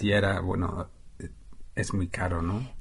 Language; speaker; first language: Spanish; non-native, fluent; English